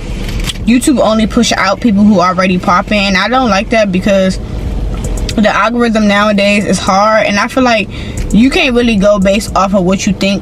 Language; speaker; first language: English; native; English